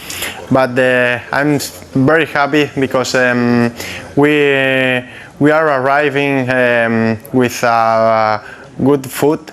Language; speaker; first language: English; non-native, fluent; Spanish